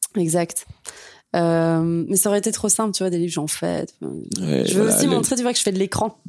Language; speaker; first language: French; native; French